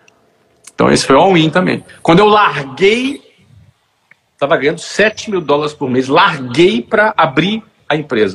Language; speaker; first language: Portuguese; native; Portuguese